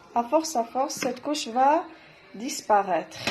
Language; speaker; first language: French; non-native, local second language; Arabic